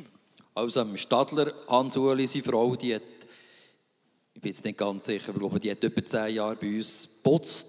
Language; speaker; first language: German; native; German